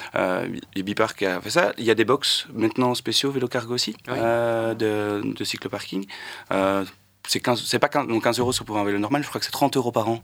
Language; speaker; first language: French; native; French